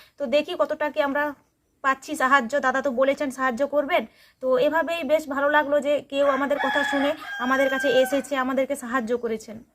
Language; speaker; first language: Bangla; non-native, local second language; Santali